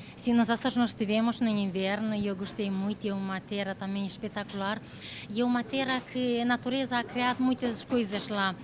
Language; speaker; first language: Portuguese; non-native, fluent; Romanian